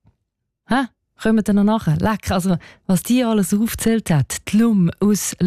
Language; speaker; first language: German; native; German